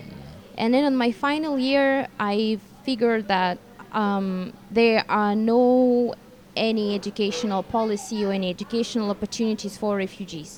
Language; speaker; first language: English; non-native, fluent; Russian